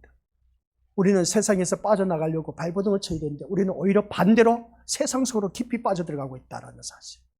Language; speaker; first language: Korean; native; Korean